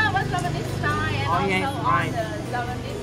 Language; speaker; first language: English; non-native, fluent; Vietnamese